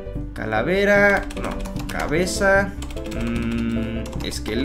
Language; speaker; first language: Spanish; native; Spanish